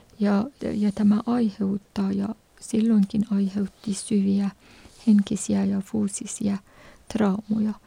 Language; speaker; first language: Finnish; non-native, fluent; Persian